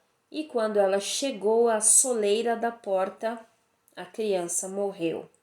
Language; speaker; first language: Portuguese; native; Portuguese